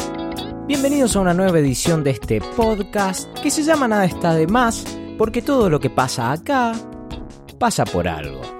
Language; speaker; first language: Spanish; native; Spanish